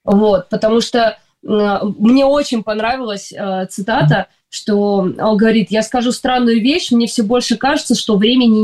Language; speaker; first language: Russian; native; Russian